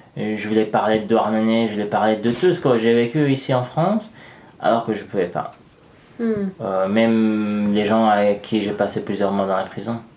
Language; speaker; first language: French; non-native, fluent; Persian